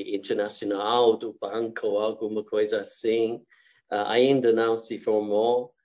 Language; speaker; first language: Portuguese; non-native, fluent; English